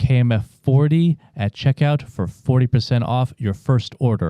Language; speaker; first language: English; native; English